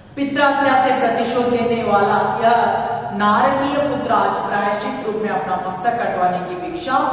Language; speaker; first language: Hindi; non-native, local second language; Kannada